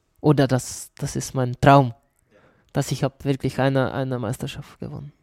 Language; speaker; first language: German; non-native, learner; Czech